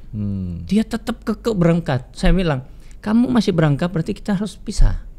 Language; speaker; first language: Indonesian; non-native, fluent; Korean